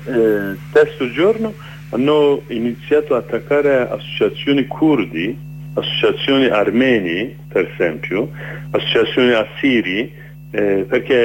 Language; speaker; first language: Italian; non-native, learner; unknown